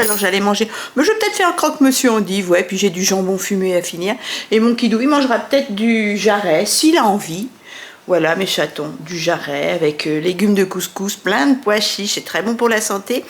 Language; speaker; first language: French; native; French